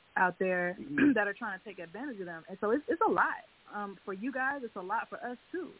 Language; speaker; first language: English; native; English